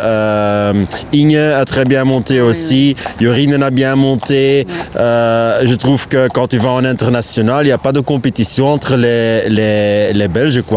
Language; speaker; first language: French; non-native, local second language; Dutch